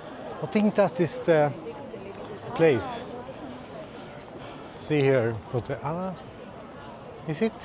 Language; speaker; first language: English; non-native, fluent; Swedish